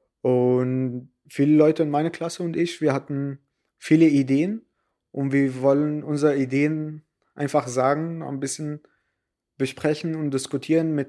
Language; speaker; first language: German; non-native, fluent; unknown